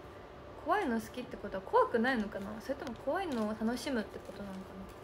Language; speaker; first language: Japanese; native; Japanese